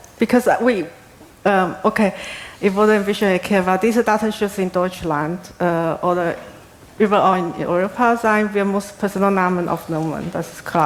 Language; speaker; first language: German; non-native, learner; Chinese